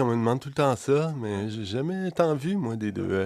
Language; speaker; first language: French; native; French